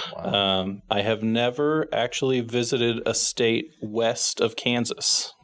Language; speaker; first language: English; native; English